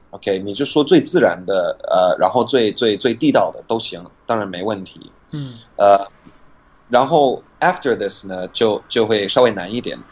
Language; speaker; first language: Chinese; non-native, fluent; English